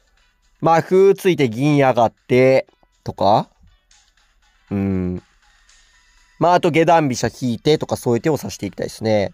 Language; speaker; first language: Japanese; native; Japanese